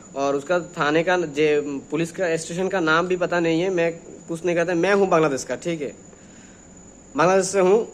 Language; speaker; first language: Hindi; non-native, learner; Bangla